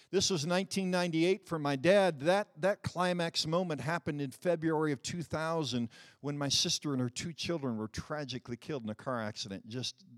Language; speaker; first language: English; early bilingual, other home language; Dutch